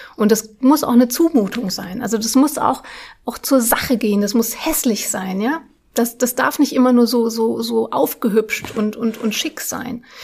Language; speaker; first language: German; early bilingual, other home language; Russian